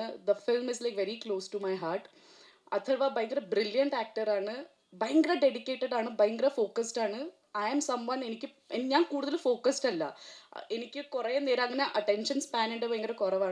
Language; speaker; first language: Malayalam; early bilingual, heritage; Malayalam